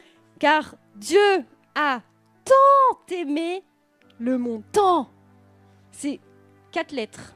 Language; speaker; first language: French; native; French